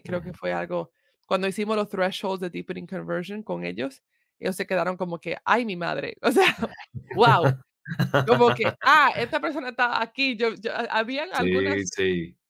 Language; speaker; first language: Spanish; early bilingual, heritage; Spanish